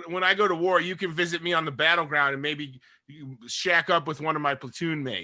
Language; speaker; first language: English; native; English